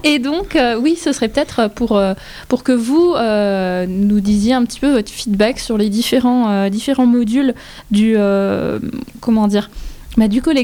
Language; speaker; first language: French; native; French